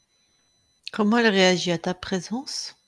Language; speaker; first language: French; native; French